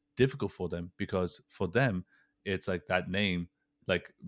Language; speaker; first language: English; early bilingual, other home language; Urdu